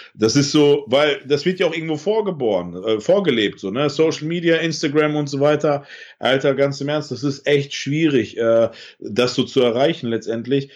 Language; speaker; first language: German; early bilingual, other home language; Russian